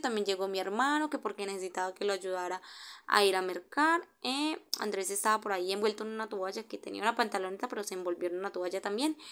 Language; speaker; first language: Spanish; native; Spanish